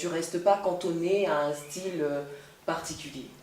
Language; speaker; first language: French; native; French